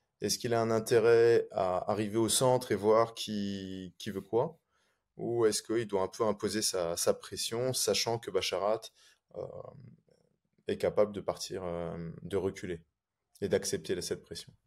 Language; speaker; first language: French; native; French